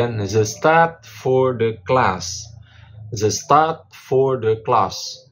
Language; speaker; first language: Dutch; non-native, fluent; Indonesian